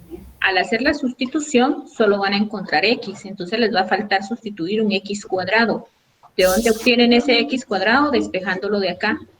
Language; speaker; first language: Spanish; native; Spanish